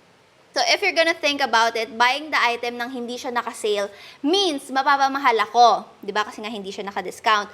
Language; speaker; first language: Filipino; native; Filipino